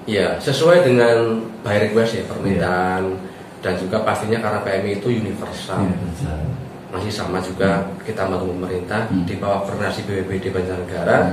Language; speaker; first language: Indonesian; native; Indonesian